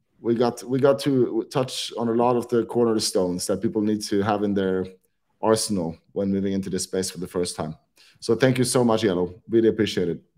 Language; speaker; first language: English; non-native, fluent; Norwegian